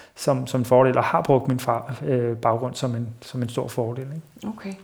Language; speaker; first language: Danish; early bilingual, other home language; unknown